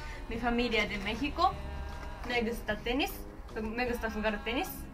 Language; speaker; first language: Spanish; non-native, learner; Japanese